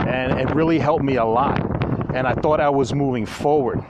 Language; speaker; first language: English; native; English